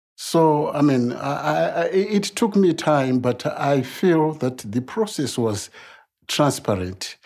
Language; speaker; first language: English; non-native, local second language; Shona